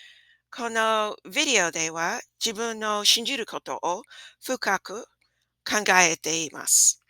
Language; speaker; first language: Japanese; non-native, fluent; English